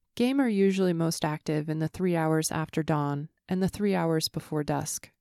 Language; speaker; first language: English; native; English